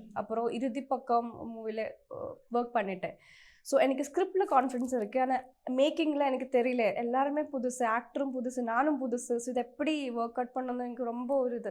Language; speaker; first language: Tamil; non-native, learner; Malayalam